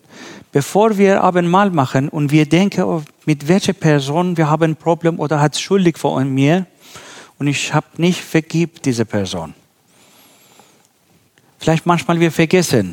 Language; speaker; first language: German; non-native, learner; Persian